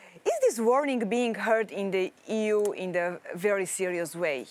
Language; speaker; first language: English; non-native, fluent; Armenian